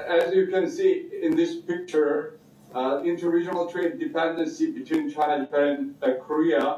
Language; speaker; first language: English; non-native, fluent; Korean